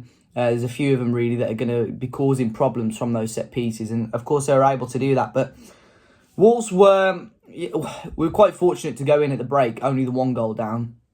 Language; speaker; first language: English; native; English